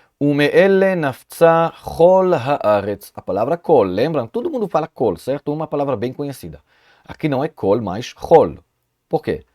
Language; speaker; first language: Portuguese; non-native, fluent; Hebrew